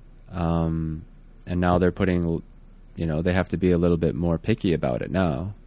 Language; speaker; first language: English; native; English